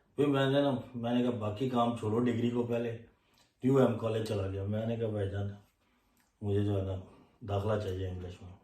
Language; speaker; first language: Urdu; non-native, local second language; Punjabi